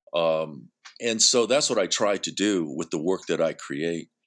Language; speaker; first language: English; native; English